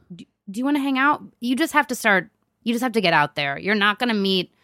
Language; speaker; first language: English; native; English